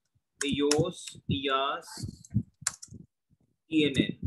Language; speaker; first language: Spanish; non-native, learner; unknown